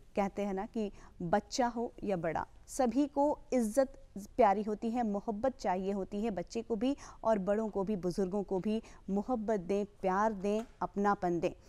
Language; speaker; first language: Hindi; native; Hindi